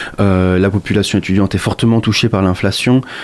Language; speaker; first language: French; native; French